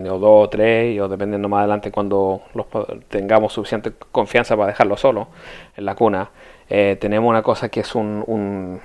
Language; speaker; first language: Spanish; early bilingual, heritage; Spanish